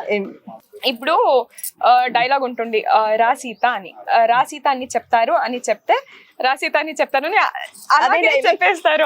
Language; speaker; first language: Telugu; non-native, local second language; Kannada